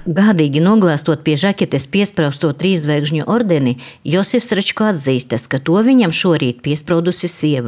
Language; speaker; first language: Latvian; native; Latvian